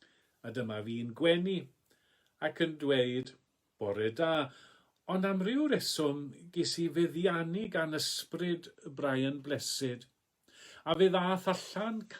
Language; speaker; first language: Welsh; native; Welsh